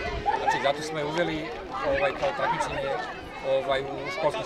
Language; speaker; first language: Serbian; native; Serbian